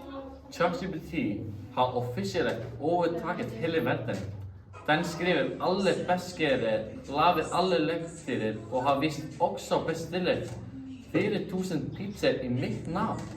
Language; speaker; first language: Danish; non-native, learner; Icelandic